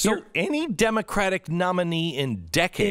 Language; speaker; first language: English; native; English